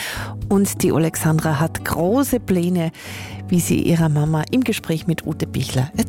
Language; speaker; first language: German; native; German